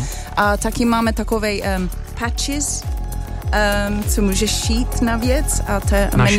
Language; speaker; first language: Czech; non-native, fluent; English